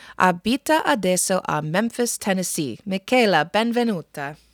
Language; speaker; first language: Italian; non-native, learner; English